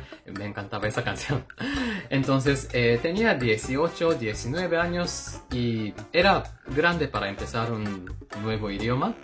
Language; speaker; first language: Spanish; non-native, fluent; Japanese